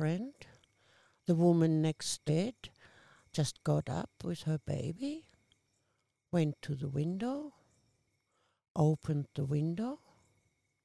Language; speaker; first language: English; non-native, fluent; German